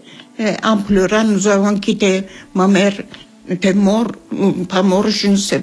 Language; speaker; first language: French; early bilingual, other home language; Armenian